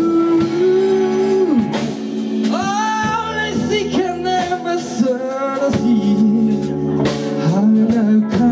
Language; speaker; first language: Japanese; native; Japanese